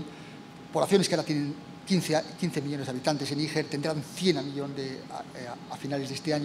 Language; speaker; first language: Spanish; native; Spanish